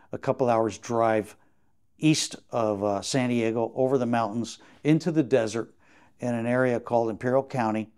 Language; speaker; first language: English; native; English